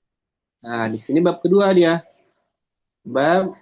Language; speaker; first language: Indonesian; native; Indonesian